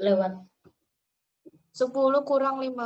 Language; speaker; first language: Indonesian; non-native, learner; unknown